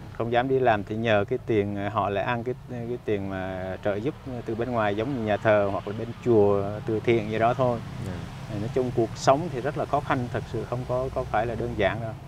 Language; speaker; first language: Vietnamese; non-native, local second language; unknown